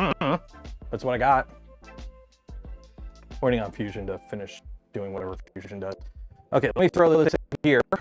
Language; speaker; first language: English; native; English